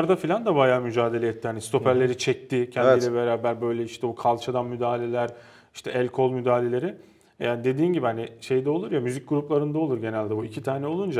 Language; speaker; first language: Turkish; native; Turkish